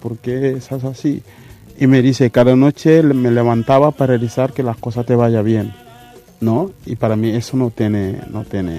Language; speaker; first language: Spanish; non-native, fluent; Mandingo